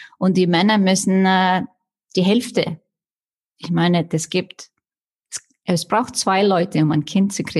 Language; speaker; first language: German; non-native, fluent; Icelandic